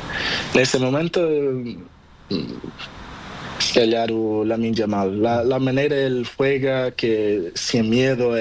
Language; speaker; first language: Spanish; non-native, learner; Portuguese